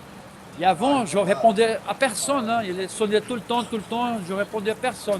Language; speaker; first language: French; non-native, fluent; Portuguese